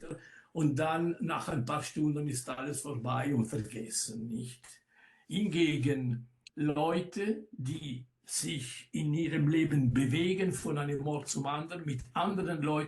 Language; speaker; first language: German; non-native, local second language; Italian